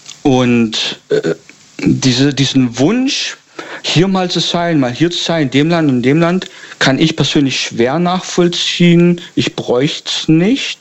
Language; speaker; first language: German; native; German